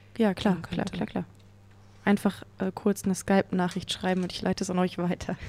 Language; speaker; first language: German; native; German